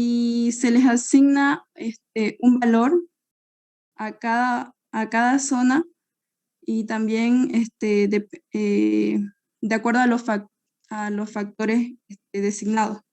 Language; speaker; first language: Spanish; native; Spanish